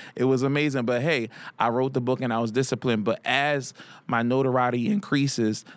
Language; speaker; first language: English; early bilingual, other home language; Haitian Creole